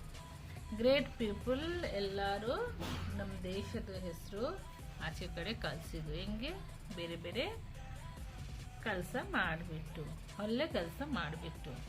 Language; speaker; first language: Kannada; non-native, local second language; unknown